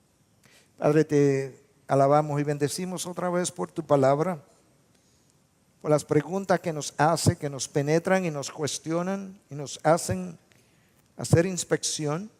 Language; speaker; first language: Spanish; native; Spanish